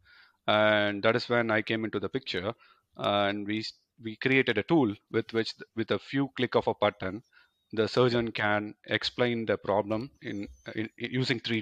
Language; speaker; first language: English; non-native, local second language; Tamil